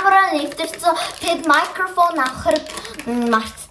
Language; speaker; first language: Mongolian; early bilingual, heritage; Mongolian